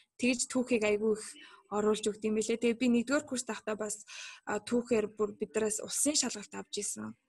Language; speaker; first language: Mongolian; non-native, local second language; Kazakh